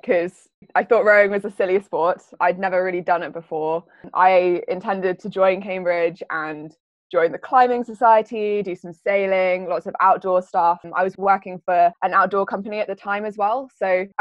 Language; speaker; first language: English; native; English